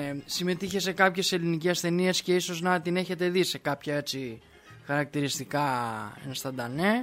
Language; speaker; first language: Greek; native; Greek